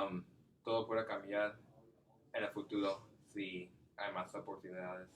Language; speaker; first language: Spanish; non-native, learner; English